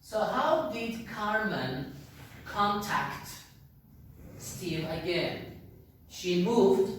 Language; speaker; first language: English; non-native, fluent; Turkish